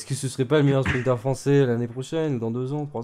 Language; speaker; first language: French; native; French